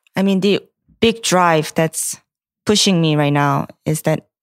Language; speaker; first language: English; non-native, fluent; Korean